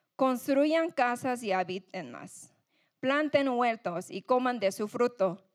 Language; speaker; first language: Spanish; non-native, fluent; English